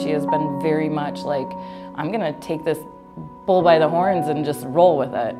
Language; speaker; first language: English; native; English